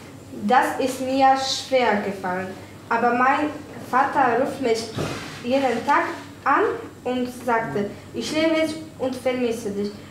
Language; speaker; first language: German; non-native, learner; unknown